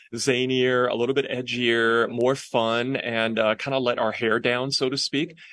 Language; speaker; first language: English; non-native, local second language; Cantonese